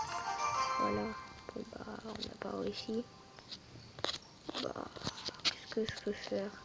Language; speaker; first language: French; native; French